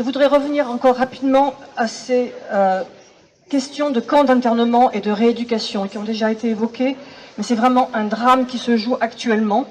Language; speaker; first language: French; native; French